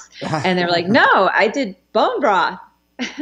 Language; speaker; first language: English; native; English